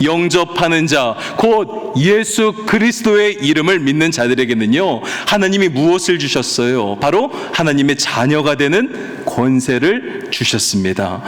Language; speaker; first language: Korean; native; Korean